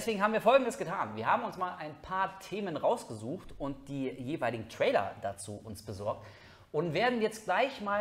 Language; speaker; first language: German; native; German